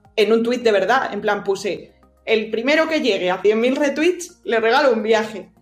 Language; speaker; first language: Spanish; native; Spanish